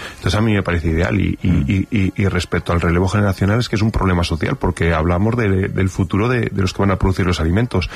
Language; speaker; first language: Spanish; native; Spanish